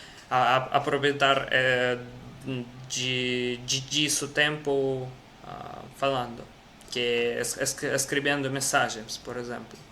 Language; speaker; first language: Portuguese; non-native, learner; Russian